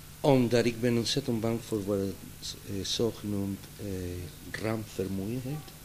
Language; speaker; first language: Dutch; non-native, fluent; Spanish